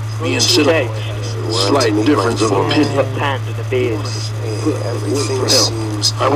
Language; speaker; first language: English; native; English